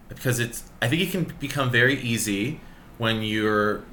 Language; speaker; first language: English; native; English